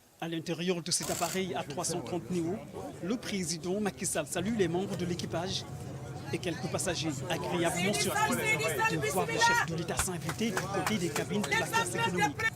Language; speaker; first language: French; non-native, local second language; Wolof